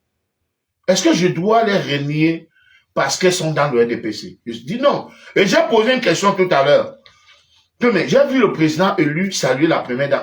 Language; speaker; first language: French; native; French